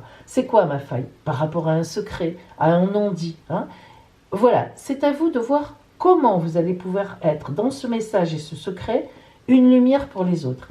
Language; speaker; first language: French; native; French